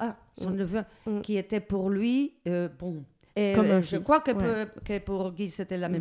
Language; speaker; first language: French; non-native, learner; Spanish